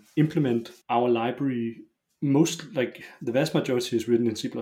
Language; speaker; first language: English; non-native, fluent; Danish